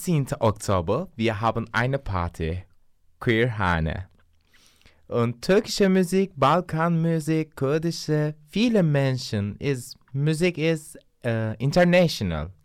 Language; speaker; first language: German; non-native, learner; Turkish